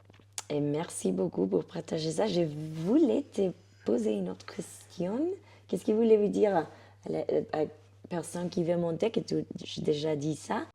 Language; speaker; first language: French; non-native, fluent; Spanish